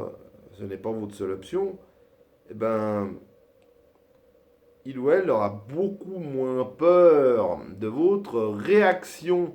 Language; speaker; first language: French; native; French